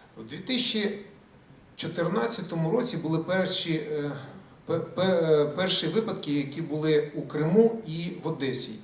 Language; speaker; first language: Ukrainian; early bilingual, other home language; Russian